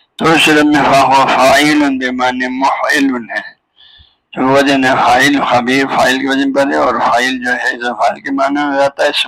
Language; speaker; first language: Urdu; non-native, local second language; Balti